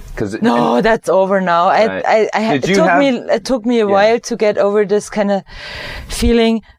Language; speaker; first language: English; non-native, fluent; German